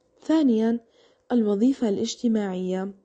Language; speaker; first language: Arabic; native; Arabic